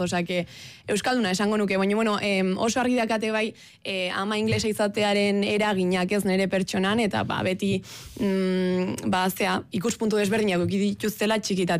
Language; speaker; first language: Basque; native; Basque